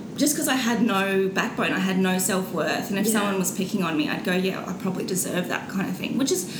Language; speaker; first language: English; native; English